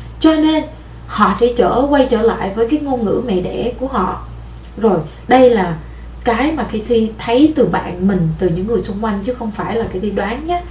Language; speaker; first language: Vietnamese; native; Vietnamese